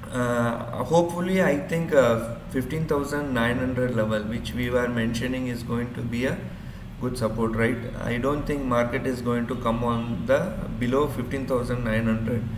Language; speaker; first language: English; non-native, local second language; Urdu